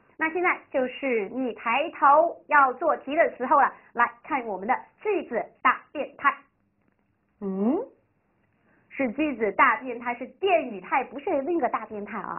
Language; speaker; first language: Chinese; native; Chinese